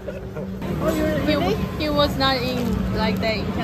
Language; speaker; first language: English; non-native, learner; Korean